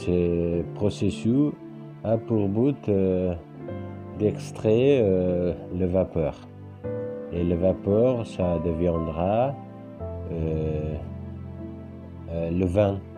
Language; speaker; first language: French; non-native, fluent; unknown